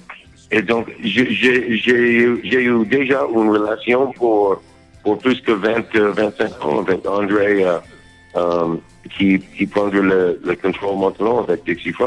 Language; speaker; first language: French; non-native, learner; English